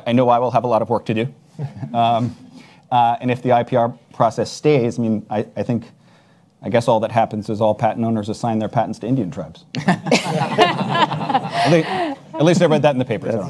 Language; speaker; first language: English; native; English